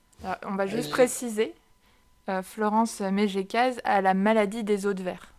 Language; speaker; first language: French; native; French